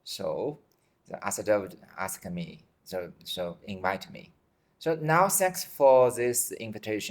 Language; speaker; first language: English; non-native, fluent; Chinese